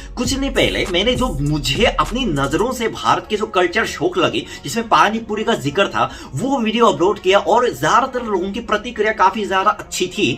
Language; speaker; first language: Hindi; non-native, fluent; Korean